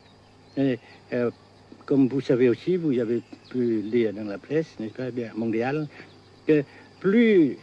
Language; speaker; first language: French; non-native, fluent; Vietnamese